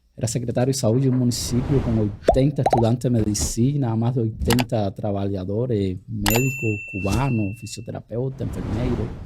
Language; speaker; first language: Portuguese; non-native, fluent; Spanish